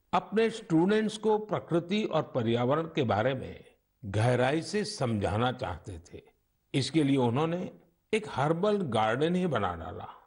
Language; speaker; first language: Hindi; non-native, local second language; Gujarati